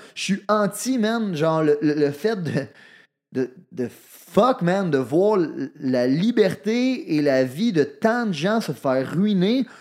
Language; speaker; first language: French; native; French